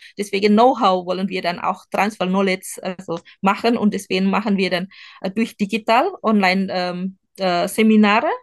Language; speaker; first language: German; non-native, learner; Indonesian